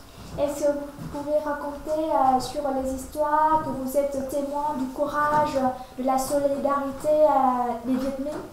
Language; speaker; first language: French; non-native, fluent; Vietnamese